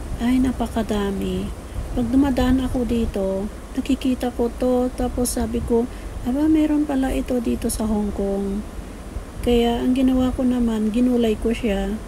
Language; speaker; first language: Filipino; non-native, local second language; Iloko